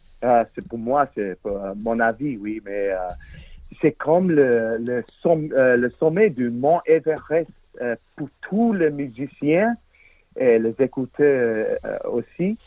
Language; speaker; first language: French; non-native, learner; English